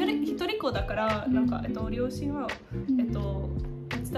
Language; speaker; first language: Japanese; non-native, fluent; English